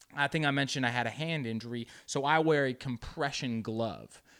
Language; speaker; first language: English; early bilingual, other home language; Spanish